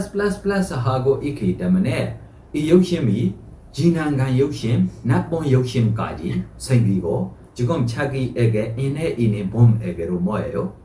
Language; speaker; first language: Korean; non-native, fluent; Burmese